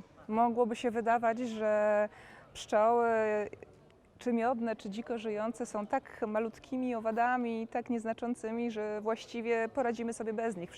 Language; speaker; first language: Polish; native; Polish